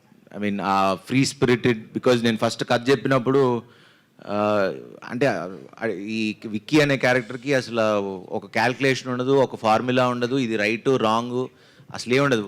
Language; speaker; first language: Telugu; native; Telugu